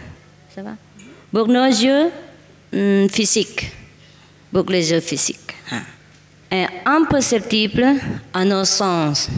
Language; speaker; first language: French; non-native, learner; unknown